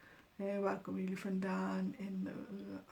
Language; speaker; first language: Dutch; non-native, fluent; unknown